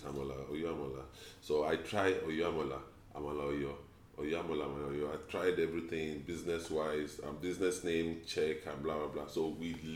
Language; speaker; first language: English; non-native, local second language; Yoruba